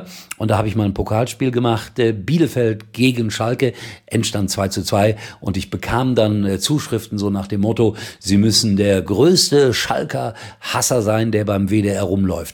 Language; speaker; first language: German; native; German